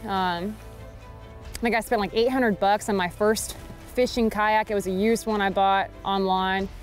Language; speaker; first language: English; native; English